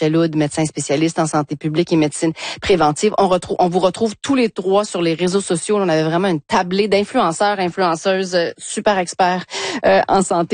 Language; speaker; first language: French; native; French